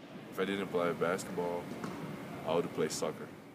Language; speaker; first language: English; non-native, fluent; Portuguese